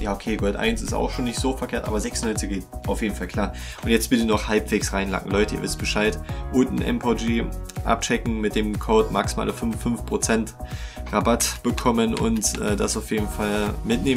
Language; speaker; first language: German; native; German